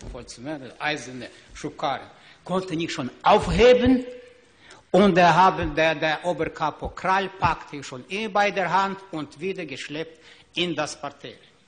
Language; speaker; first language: German; non-native, learner; Ukrainian